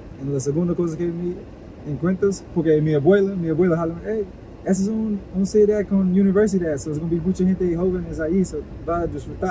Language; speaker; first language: Spanish; non-native, learner; English